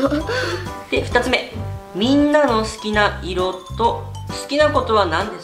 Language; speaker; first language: Japanese; native; Japanese